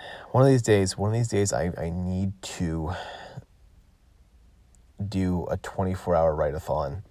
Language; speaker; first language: English; native; English